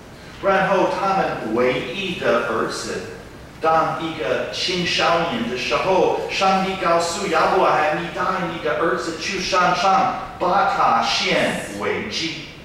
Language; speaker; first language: Chinese; non-native, fluent; English